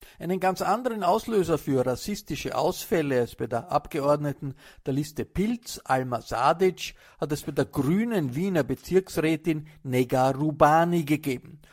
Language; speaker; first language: German; native; German